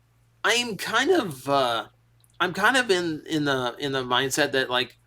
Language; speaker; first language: English; native; English